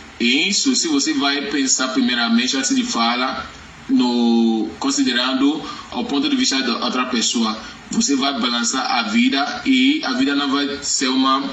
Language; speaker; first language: Portuguese; non-native, learner; Yoruba